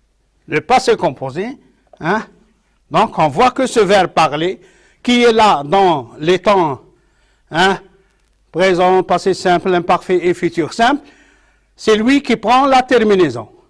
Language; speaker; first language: French; non-native, local second language; Arabic